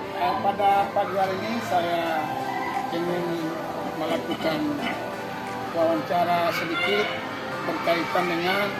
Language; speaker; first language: Indonesian; native; Indonesian